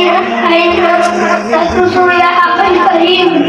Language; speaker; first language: Arabic; non-native, learner; Urdu